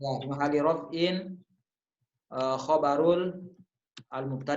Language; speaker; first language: Arabic; non-native, fluent; Indonesian